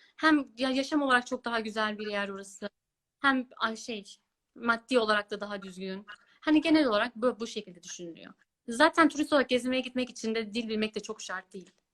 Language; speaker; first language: Turkish; early bilingual, heritage; Turkish